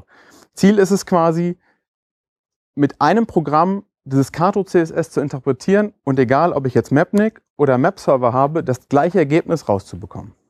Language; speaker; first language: German; native; German